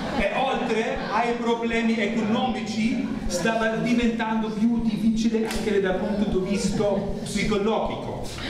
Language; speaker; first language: Italian; non-native, learner; German